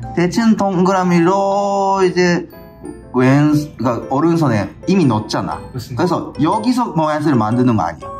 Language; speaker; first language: Korean; non-native, fluent; Japanese